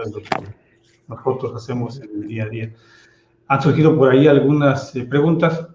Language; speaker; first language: Spanish; native; Spanish